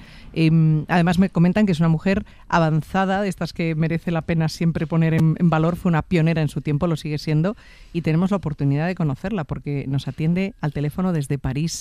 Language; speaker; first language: Spanish; native; Spanish